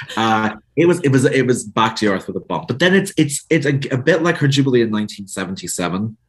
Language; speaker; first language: English; native; English